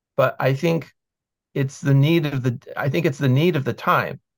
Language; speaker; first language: English; native; English